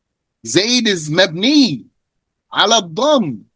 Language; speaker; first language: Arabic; non-native, fluent; English